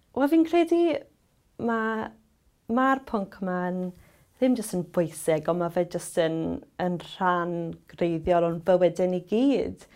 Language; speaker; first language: Welsh; native; Welsh